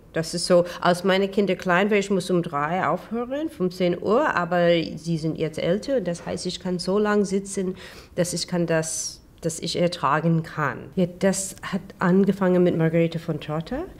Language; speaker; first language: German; non-native, learner; English